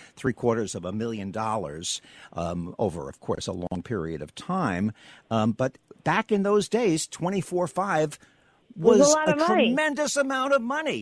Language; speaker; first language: English; native; English